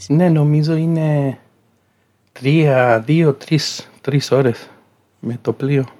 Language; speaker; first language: Greek; non-native, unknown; Spanish